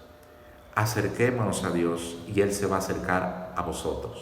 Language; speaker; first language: Spanish; native; Spanish